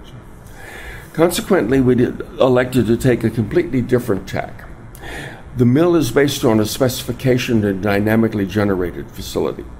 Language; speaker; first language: English; native; English